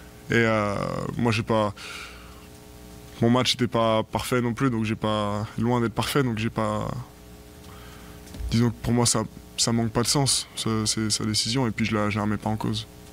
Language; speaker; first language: French; native; French